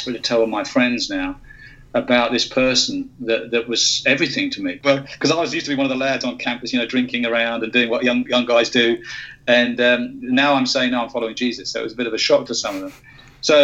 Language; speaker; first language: English; native; English